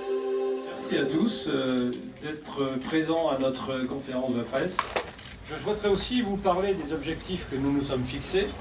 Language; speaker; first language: French; native; French